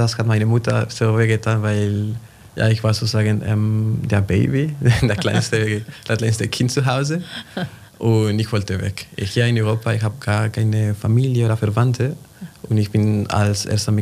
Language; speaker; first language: German; non-native, fluent; Spanish